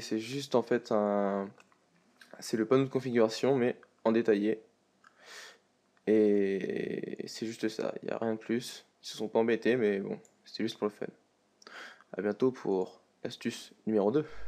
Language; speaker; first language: French; native; French